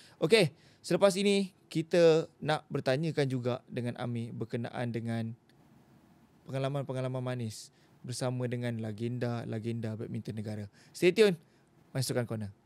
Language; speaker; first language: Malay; native; Malay